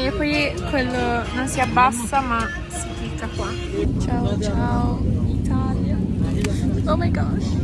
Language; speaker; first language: Italian; early bilingual, other home language; Filipino